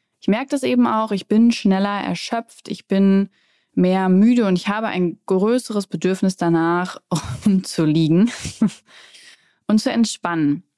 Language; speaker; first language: German; native; German